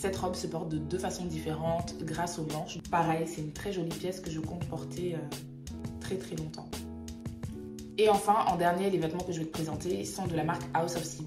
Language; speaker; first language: French; native; French